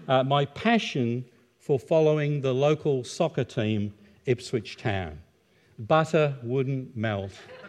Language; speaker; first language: English; native; English